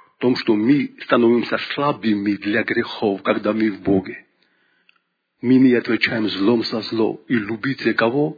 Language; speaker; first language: Russian; non-native, local second language; Georgian